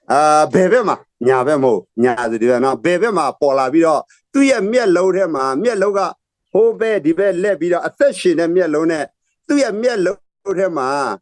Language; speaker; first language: Burmese; non-native, local second language; S'gaw Karen